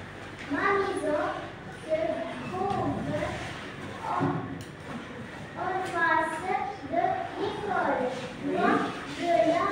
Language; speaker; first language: French; non-native, learner; Arabic